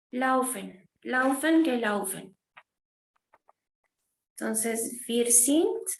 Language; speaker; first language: German; non-native, fluent; Spanish